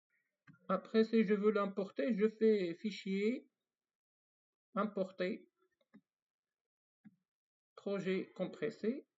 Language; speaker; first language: French; non-native, fluent; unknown